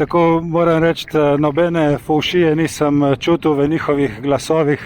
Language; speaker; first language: Slovenian; native; Slovenian